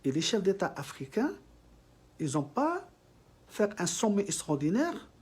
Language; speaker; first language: French; non-native, local second language; Arabic